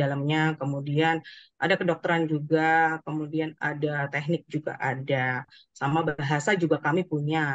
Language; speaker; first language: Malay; non-native, fluent; Japanese